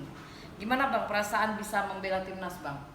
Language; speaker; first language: Indonesian; native; Indonesian